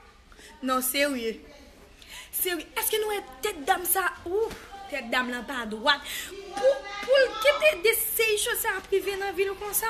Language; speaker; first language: French; non-native, learner; Haitian Creole